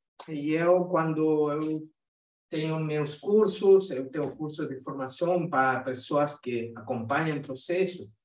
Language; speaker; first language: Portuguese; non-native, fluent; Spanish